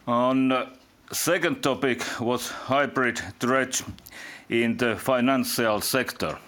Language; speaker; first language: English; non-native, fluent; Finnish